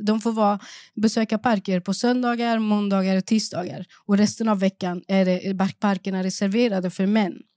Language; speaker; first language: Swedish; early bilingual, other home language; Persian